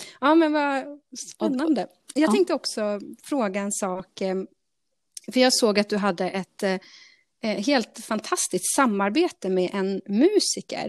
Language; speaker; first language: Swedish; native; Swedish